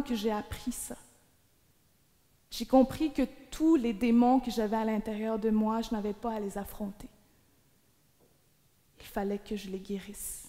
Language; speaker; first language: French; native; French